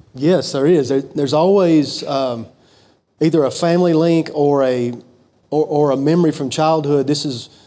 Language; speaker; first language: English; native; English